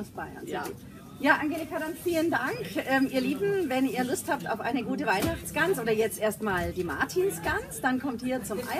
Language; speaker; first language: German; native; German